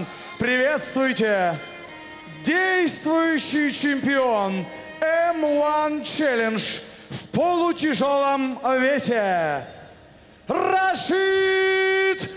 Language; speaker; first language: Russian; native; Russian